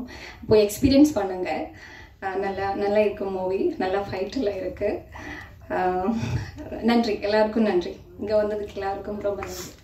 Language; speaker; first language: Tamil; non-native, learner; Malayalam